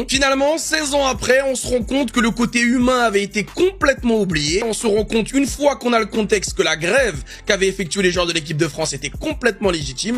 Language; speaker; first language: French; native; French